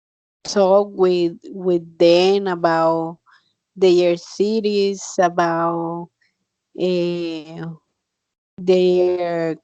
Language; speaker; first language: English; non-native, learner; Spanish